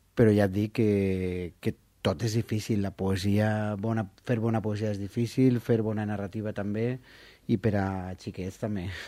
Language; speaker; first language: Catalan; non-native, local second language; Spanish